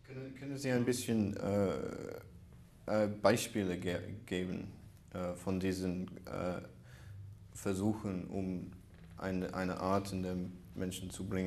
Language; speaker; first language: German; non-native, learner; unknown